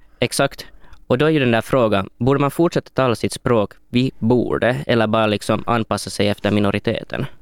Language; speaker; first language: Swedish; native; Swedish